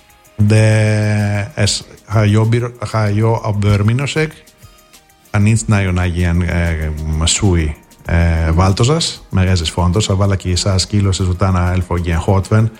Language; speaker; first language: Hungarian; non-native, fluent; Greek